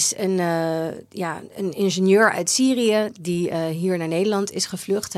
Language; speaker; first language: Dutch; native; Dutch